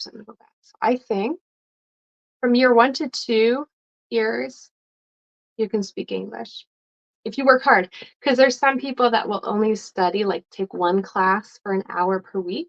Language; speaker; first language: English; non-native, fluent; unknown